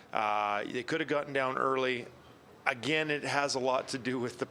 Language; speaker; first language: English; native; English